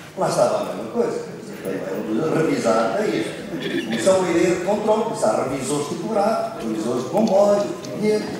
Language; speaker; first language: Portuguese; native; Portuguese